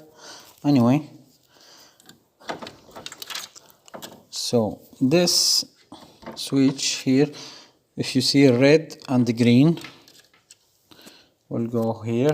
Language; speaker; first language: English; non-native, fluent; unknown